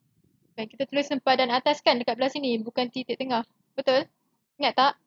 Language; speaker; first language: Malay; native; Malay